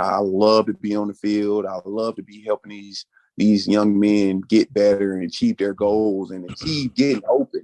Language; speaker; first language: English; native; English